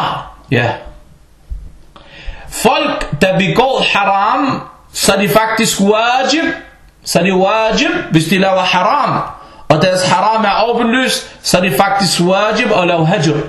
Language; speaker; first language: Danish; non-native, fluent; Arabic